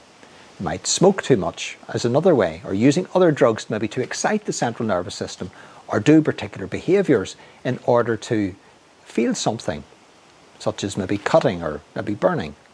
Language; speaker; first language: English; native; English